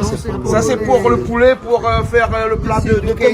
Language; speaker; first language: French; native; French